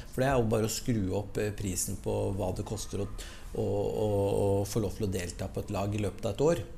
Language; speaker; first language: Norwegian; early bilingual, other home language; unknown